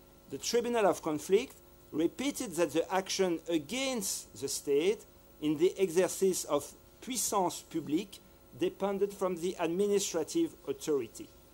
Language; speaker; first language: English; non-native, fluent; French